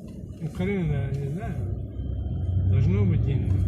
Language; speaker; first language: Russian; non-native, learner; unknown